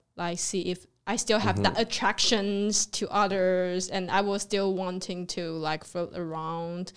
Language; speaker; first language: English; non-native, fluent; Chinese